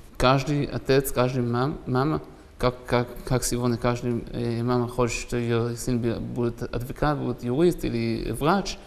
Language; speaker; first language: Russian; non-native, learner; Hebrew